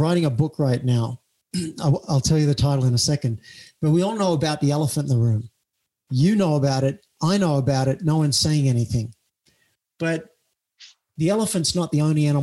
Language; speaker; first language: English; native; English